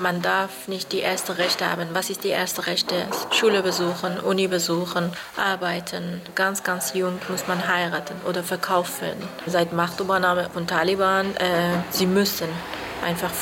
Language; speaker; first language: German; non-native, learner; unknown